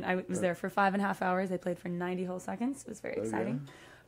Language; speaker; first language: English; native; English